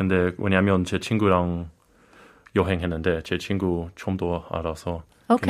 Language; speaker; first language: Korean; non-native, learner; English